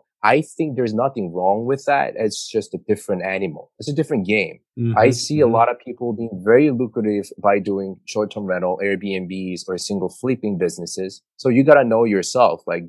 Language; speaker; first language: English; non-native, fluent; Korean